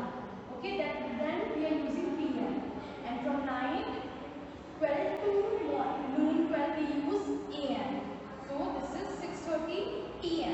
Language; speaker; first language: English; non-native, local second language; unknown